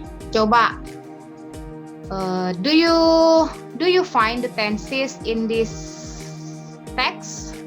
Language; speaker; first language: English; non-native, learner; Indonesian